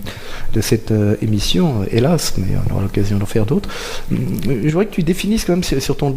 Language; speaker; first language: French; native; French